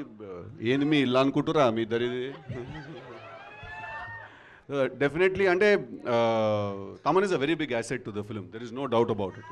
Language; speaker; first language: Telugu; native; Telugu